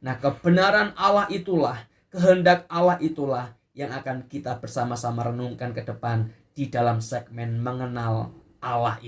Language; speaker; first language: Indonesian; native; Indonesian